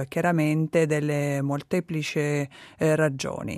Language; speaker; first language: Italian; native; Italian